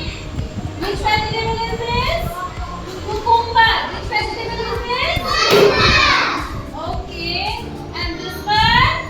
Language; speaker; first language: English; non-native, local second language; Hindi